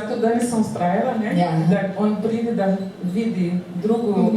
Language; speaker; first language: Slovenian; non-native, learner; Portuguese